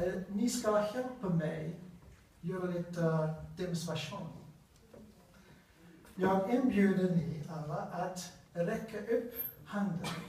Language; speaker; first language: Swedish; non-native, learner; English